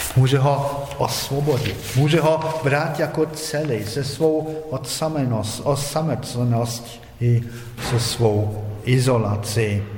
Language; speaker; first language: Czech; non-native, fluent; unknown